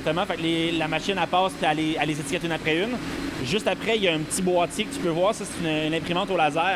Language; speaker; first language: French; native; French